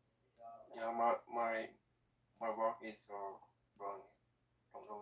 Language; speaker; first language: English; non-native, learner; Korean